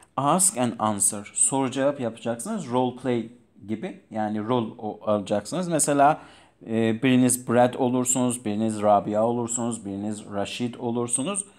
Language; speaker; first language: Turkish; non-native, fluent; Persian